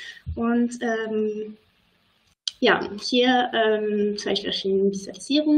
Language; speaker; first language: German; non-native, fluent; French